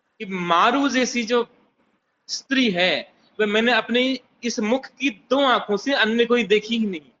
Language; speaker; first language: Hindi; native; Hindi